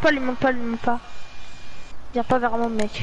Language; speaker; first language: French; native; French